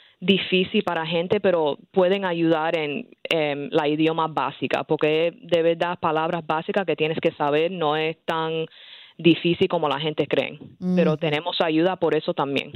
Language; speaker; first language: Spanish; early bilingual, heritage; English